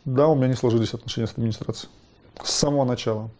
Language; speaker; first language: Russian; native; Russian